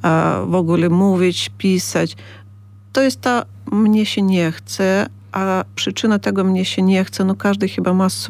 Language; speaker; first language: Polish; non-native, fluent; Ukrainian